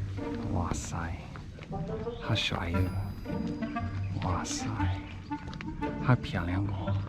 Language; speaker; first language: Chinese; non-native, learner; English